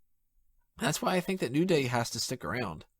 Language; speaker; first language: English; native; English